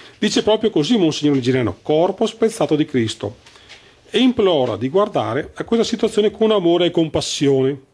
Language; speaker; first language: Italian; native; Italian